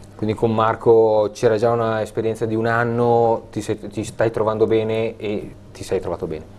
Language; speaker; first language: Italian; native; Italian